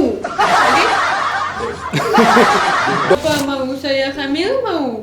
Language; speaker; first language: Indonesian; non-native, learner; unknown